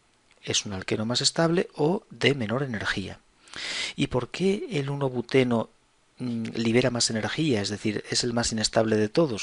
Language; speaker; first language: Spanish; native; Spanish